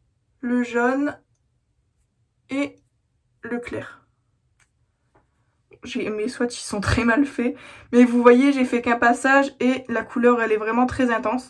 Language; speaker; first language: French; native; French